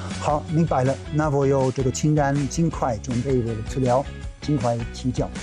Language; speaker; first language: Chinese; non-native, learner; German